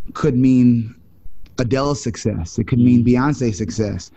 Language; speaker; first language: English; native; English